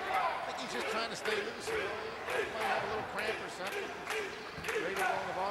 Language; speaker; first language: English; native; English